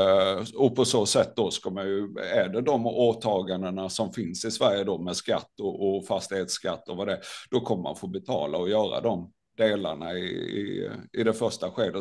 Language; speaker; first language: Swedish; native; Swedish